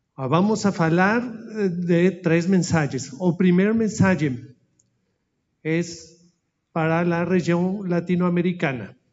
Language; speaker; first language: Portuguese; non-native, learner; Spanish